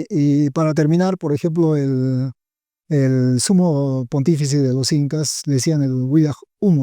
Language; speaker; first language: Spanish; native; Spanish